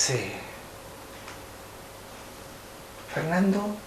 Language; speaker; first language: Spanish; native; Spanish